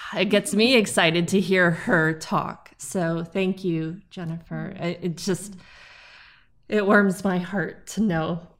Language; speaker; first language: English; native; English